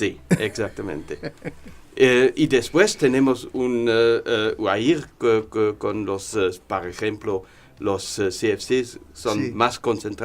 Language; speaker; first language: Spanish; non-native, learner; German